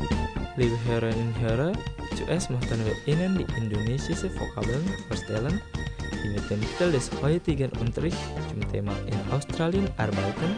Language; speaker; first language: German; non-native, fluent; Indonesian